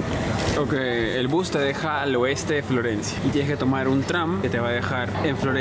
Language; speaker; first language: Spanish; native; Spanish